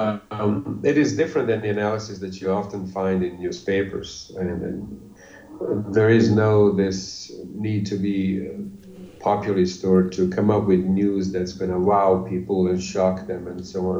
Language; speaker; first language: English; non-native, fluent; Bosnian